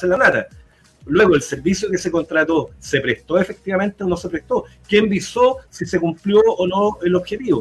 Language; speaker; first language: Spanish; native; Spanish